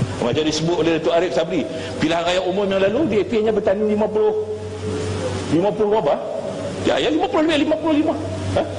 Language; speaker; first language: Malay; native; Malay